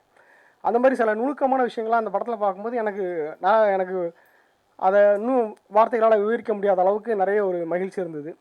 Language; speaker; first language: Tamil; native; Tamil